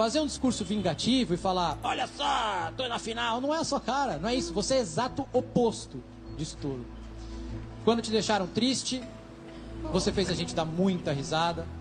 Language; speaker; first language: Portuguese; native; Portuguese